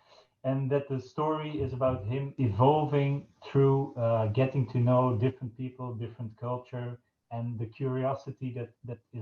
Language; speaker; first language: English; non-native, local second language; Dutch